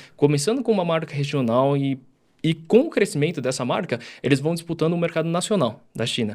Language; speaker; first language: Portuguese; early bilingual, other home language; Chinese